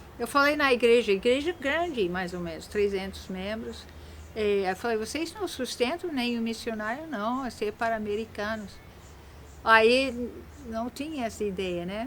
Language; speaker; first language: Portuguese; non-native, fluent; English